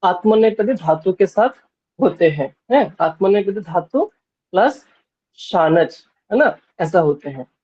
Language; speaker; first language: Hindi; non-native, local second language; Bangla